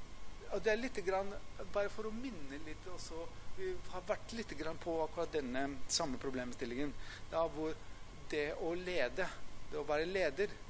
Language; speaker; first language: Norwegian; non-native, fluent; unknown